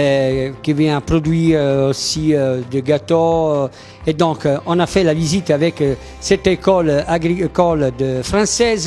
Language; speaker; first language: French; non-native, fluent; Italian